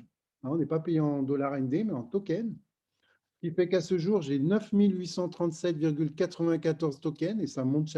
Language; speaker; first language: French; native; French